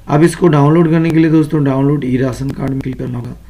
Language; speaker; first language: Hindi; non-native, local second language; Bangla